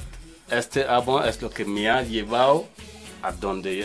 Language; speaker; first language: Spanish; non-native, learner; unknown